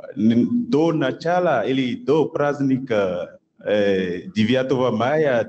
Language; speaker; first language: Russian; non-native, fluent; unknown